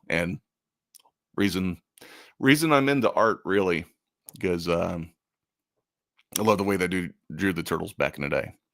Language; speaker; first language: English; native; English